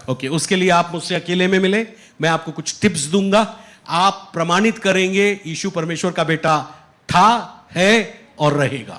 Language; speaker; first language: Hindi; native; Hindi